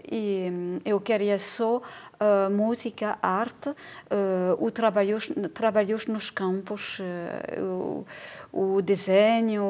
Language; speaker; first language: Portuguese; non-native, fluent; French